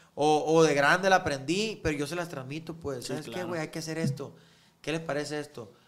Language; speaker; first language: Spanish; native; Spanish